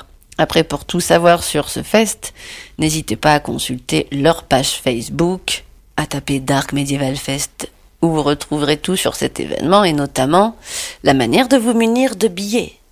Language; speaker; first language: French; native; French